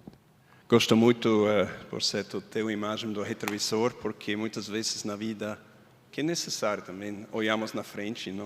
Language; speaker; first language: Portuguese; non-native, fluent; Swiss German